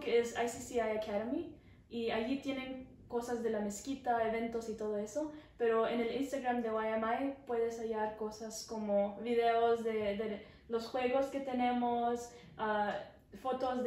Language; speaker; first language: Spanish; early bilingual, heritage; Spanish